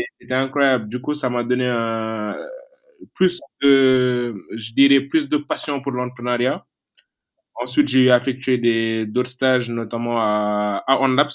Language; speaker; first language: French; non-native, local second language; Wolof